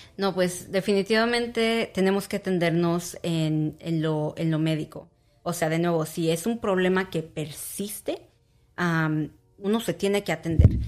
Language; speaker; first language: Spanish; early bilingual, heritage; Spanish